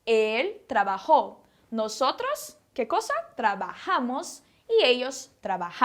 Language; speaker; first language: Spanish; non-native, fluent; Portuguese